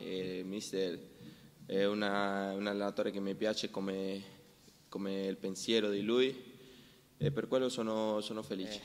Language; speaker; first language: Italian; non-native, learner; Spanish